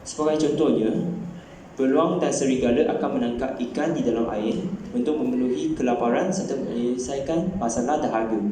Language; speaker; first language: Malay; non-native, local second language; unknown